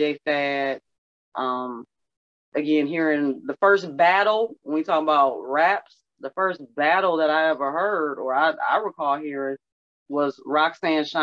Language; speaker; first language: English; native; English